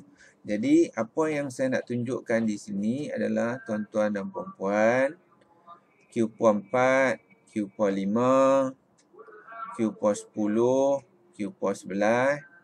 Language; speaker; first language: Malay; native; Malay